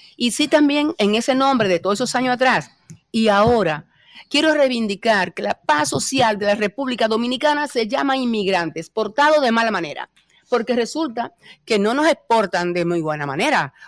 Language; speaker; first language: Spanish; native; Spanish